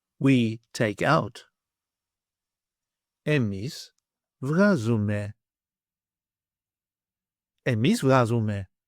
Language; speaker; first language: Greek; native; Greek